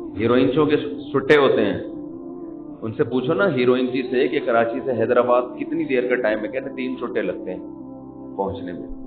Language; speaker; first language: Urdu; native; Urdu